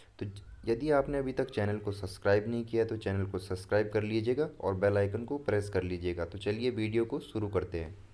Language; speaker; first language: Hindi; native; Hindi